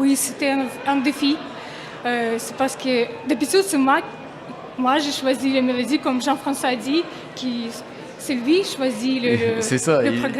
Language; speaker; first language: French; non-native, fluent; Russian